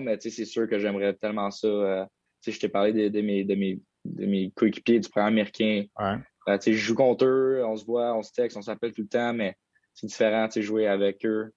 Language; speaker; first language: French; native; French